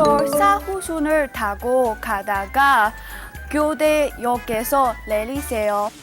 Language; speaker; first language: Korean; non-native, learner; English